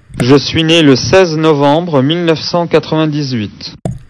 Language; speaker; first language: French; non-native, learner; Portuguese